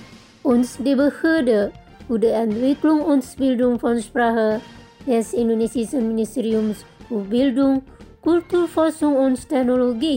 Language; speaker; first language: German; non-native, fluent; Indonesian